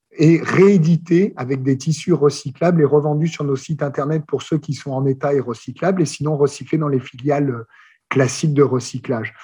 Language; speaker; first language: French; native; French